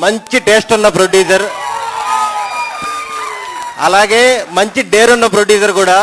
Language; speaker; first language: Telugu; native; Telugu